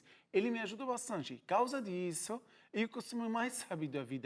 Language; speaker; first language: Portuguese; non-native, learner; Arabic